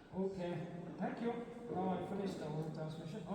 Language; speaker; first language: English; non-native, fluent; Tibetan